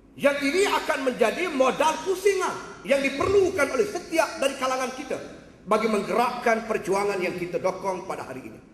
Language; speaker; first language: Malay; native; Malay